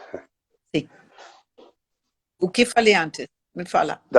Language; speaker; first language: Portuguese; non-native, learner; German